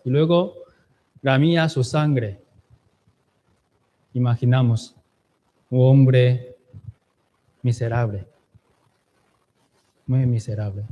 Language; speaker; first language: Spanish; non-native, fluent; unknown